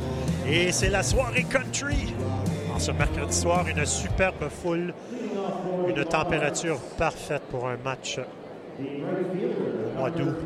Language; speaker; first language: French; native; French